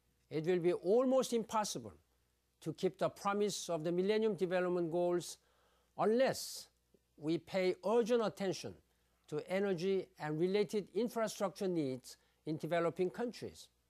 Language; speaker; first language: English; non-native, fluent; Korean